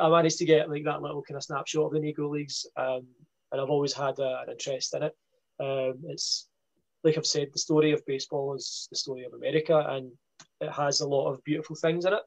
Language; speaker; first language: English; native; English